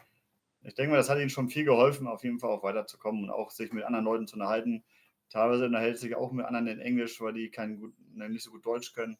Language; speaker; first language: German; native; German